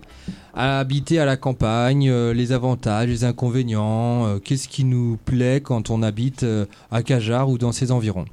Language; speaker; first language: French; native; French